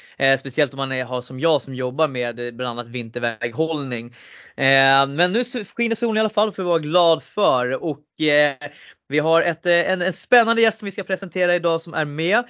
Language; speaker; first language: Swedish; native; Swedish